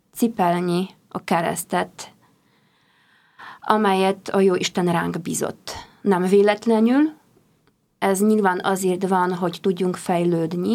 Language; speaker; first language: Hungarian; non-native, fluent; Polish